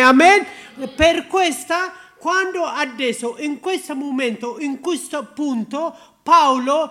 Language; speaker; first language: Italian; non-native, learner; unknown